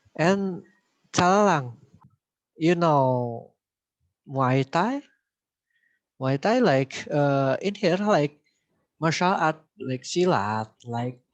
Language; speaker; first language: English; non-native, learner; Indonesian